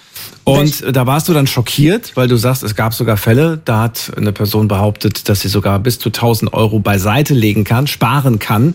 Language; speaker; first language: German; native; German